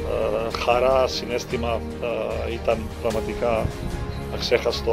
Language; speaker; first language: Greek; non-native, fluent; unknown